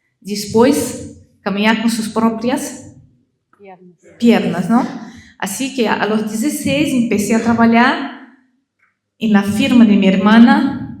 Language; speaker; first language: Spanish; non-native, learner; Portuguese